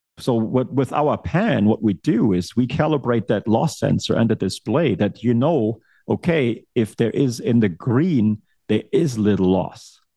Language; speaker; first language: English; non-native, fluent; German